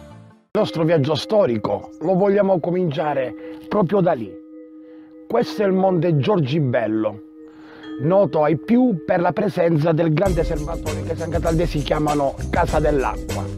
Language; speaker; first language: Italian; native; Italian